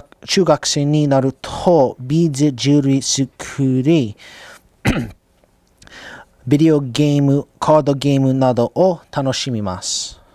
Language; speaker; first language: Japanese; non-native, learner; English